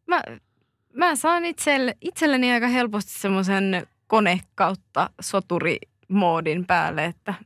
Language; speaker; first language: Finnish; native; Finnish